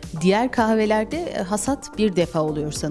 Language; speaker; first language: Turkish; native; Turkish